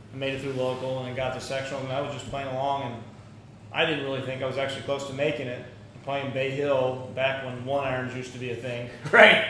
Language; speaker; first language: English; native; English